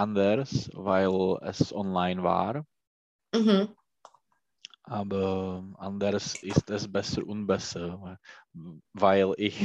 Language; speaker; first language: German; non-native, learner; Czech